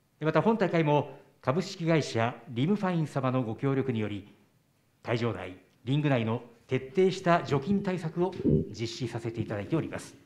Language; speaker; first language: Japanese; native; Japanese